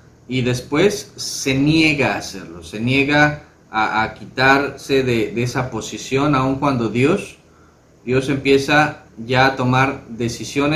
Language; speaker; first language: Spanish; native; Spanish